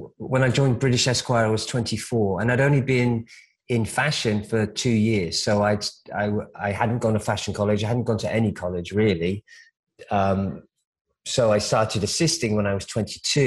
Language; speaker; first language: English; native; English